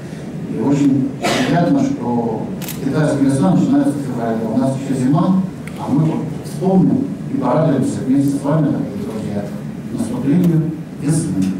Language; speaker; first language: Russian; native; Russian